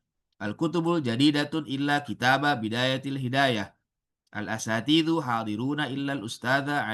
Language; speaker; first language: Arabic; non-native, fluent; Indonesian